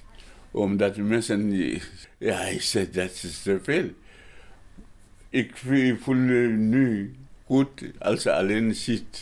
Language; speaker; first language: Dutch; non-native, learner; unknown